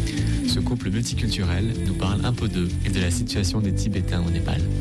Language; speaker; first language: French; native; French